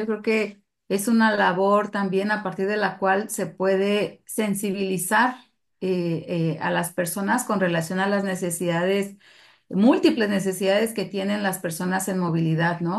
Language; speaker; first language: Spanish; native; Spanish